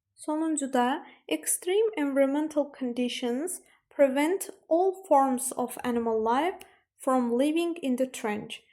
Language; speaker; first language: English; non-native, fluent; Azerbaijani